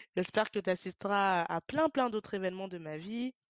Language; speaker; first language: French; native; French